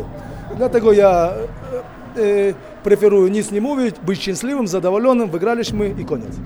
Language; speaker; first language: Polish; non-native, fluent; Russian